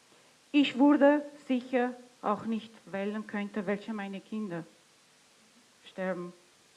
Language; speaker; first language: German; non-native, fluent; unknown